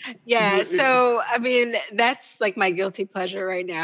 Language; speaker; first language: English; non-native, local second language; Pampanga